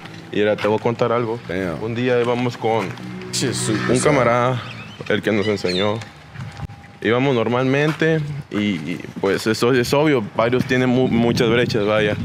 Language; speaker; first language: Spanish; native; Spanish